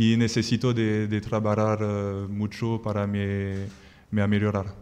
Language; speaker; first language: Spanish; non-native, learner; French